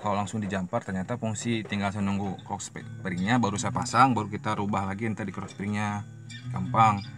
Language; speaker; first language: Indonesian; native; Indonesian